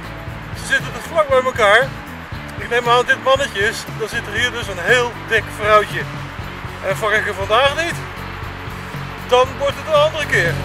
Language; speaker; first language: Dutch; native; Dutch